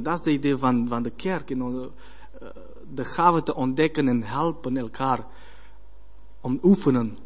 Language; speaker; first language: Dutch; non-native, learner; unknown